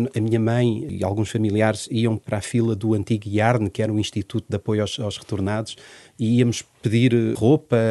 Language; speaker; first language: Portuguese; native; Portuguese